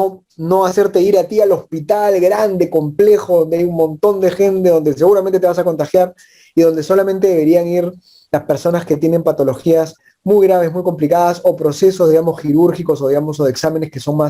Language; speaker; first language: Spanish; native; Spanish